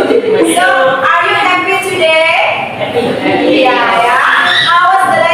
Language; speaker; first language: English; non-native, learner; Indonesian